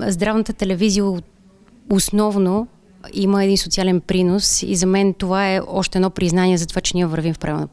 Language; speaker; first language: Bulgarian; native; Bulgarian